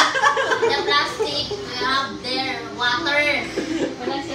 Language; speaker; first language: English; non-native, local second language; Filipino